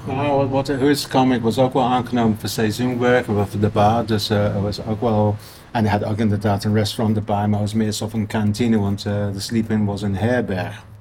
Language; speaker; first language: Dutch; non-native, fluent; English